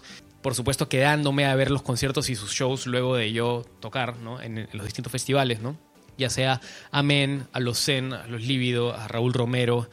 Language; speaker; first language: Spanish; native; Spanish